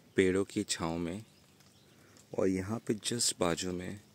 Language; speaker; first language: Hindi; native; Hindi